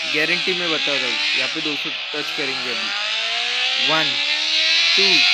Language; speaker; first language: Hindi; non-native, local second language; Marathi